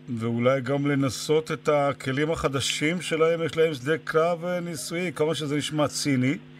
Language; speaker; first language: Hebrew; native; Hebrew